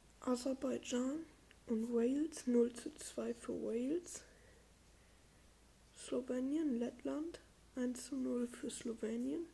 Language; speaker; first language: German; non-native, learner; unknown